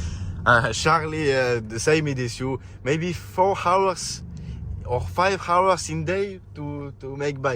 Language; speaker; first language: English; non-native, learner; French